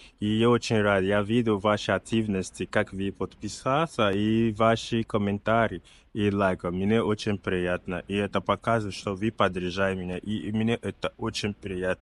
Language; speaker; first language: Russian; non-native, learner; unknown